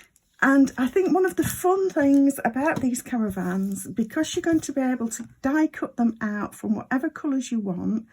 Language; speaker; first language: English; native; English